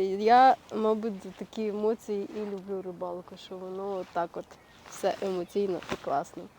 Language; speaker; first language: Ukrainian; native; Ukrainian